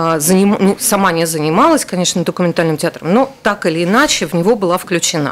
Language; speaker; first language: Russian; native; Russian